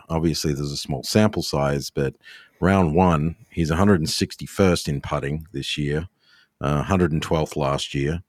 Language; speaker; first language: English; native; English